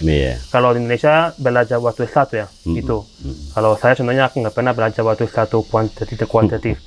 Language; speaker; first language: Indonesian; non-native, fluent; Italian